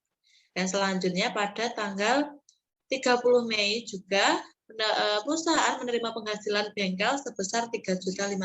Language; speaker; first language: Indonesian; native; Indonesian